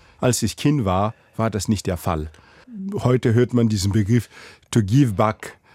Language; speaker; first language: German; non-native, fluent; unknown